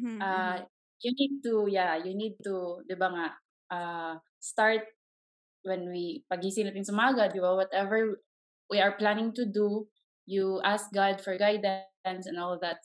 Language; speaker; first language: English; non-native, local second language; Cebuano